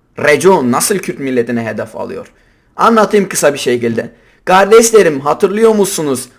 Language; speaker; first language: Turkish; non-native, local second language; Kurdish